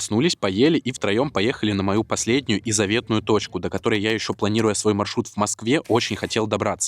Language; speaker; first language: Russian; native; Russian